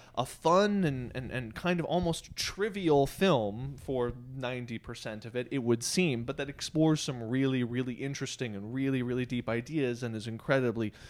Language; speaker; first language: English; native; English